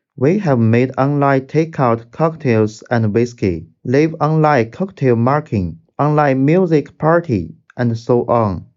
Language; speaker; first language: English; non-native, fluent; Chinese